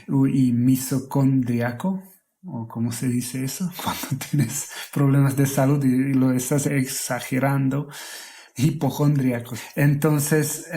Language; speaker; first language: Spanish; non-native, fluent; Hungarian